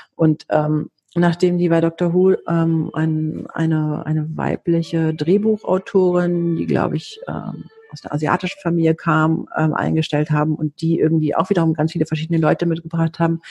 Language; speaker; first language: German; early bilingual, heritage; Greek